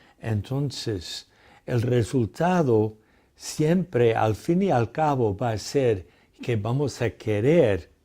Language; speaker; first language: Spanish; non-native, fluent; English